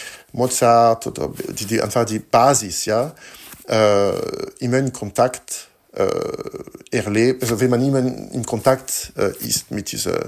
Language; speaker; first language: German; non-native, fluent; French